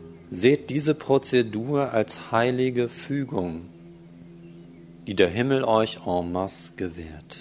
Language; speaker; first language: German; native; German